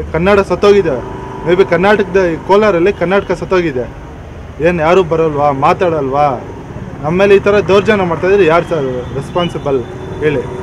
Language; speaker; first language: Kannada; native; Kannada